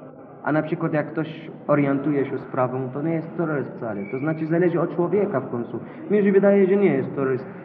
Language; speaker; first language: Polish; non-native, learner; Arabic